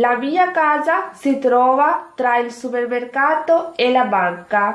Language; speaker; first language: Italian; non-native, fluent; Urdu